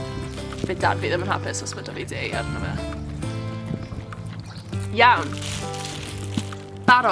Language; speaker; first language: Welsh; non-native, local second language; English